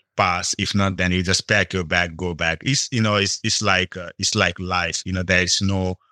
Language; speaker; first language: English; non-native, local second language; Nepali